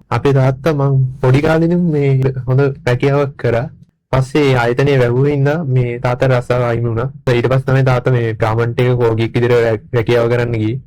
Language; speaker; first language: Sinhala; native; Sinhala